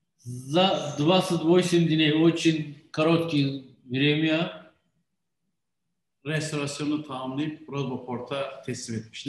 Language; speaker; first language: Russian; non-native, learner; Turkish